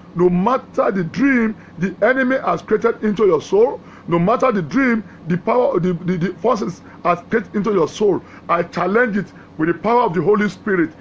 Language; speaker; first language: English; non-native, local second language; Yoruba